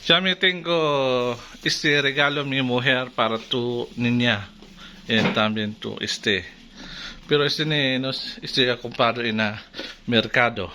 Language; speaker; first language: Spanish; non-native, learner; Filipino